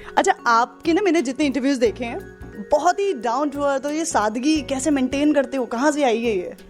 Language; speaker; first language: Hindi; native; Hindi